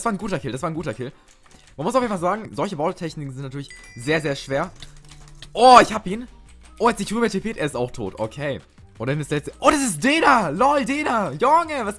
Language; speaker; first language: German; native; German